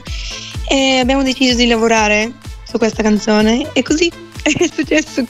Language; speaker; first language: Italian; non-native, fluent; Bulgarian